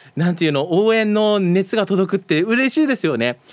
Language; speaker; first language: Japanese; native; Japanese